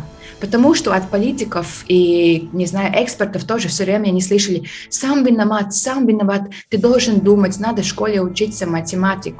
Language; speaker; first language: Russian; non-native, fluent; Latvian